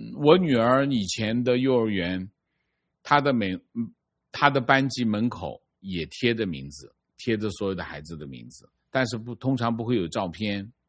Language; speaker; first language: Chinese; native; Chinese